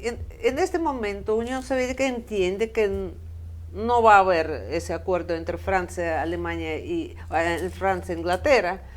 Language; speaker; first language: Spanish; non-native, fluent; Russian